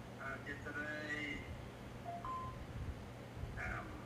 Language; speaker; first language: English; non-native, learner; Spanish